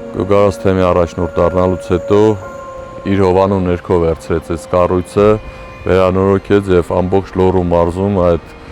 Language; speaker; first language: Armenian; native; Armenian